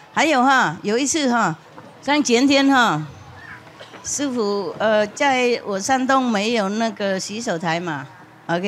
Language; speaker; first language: Chinese; non-native, fluent; Vietnamese